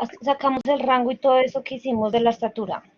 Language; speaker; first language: Spanish; native; Spanish